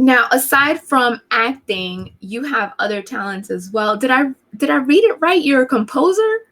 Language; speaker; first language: English; native; English